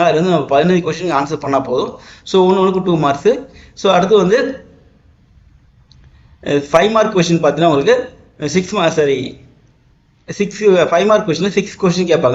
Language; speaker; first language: Tamil; native; Tamil